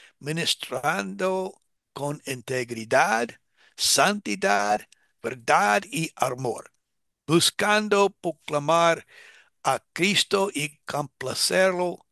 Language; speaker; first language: Spanish; non-native, fluent; English